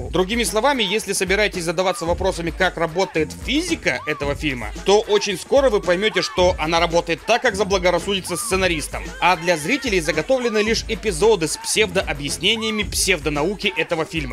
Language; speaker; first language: Russian; native; Russian